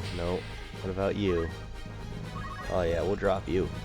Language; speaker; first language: English; native; English